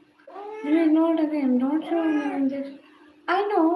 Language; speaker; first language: English; non-native, learner; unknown